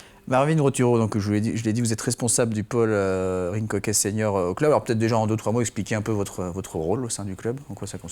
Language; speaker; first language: French; native; French